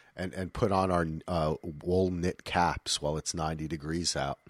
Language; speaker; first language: English; native; English